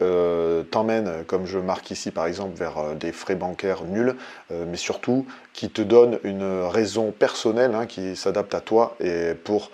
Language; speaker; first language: French; native; French